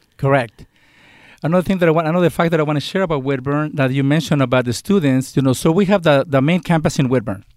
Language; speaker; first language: English; non-native, fluent; Spanish